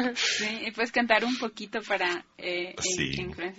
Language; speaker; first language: Spanish; native; Spanish